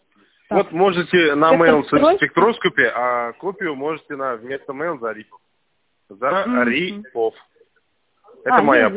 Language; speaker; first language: Russian; native; Russian